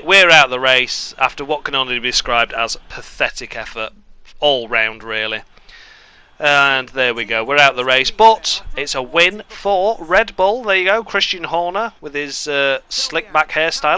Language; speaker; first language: English; native; English